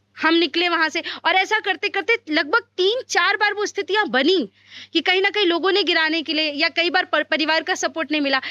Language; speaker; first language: Hindi; native; Hindi